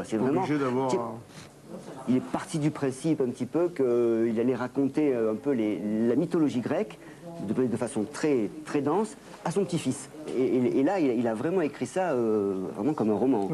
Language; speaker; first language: French; native; French